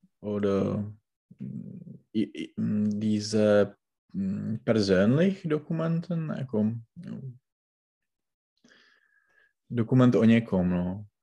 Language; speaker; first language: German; non-native, learner; Czech